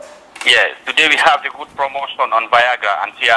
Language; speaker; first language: English; non-native, fluent; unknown